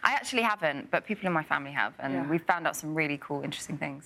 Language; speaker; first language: English; native; English